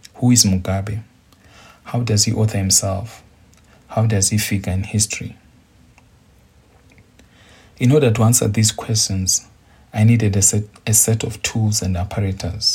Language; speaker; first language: English; non-native, local second language; Shona